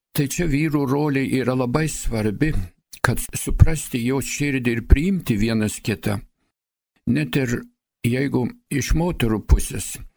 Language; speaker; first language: Lithuanian; early bilingual, heritage; Lithuanian